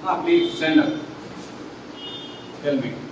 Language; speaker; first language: English; non-native, local second language; Hindi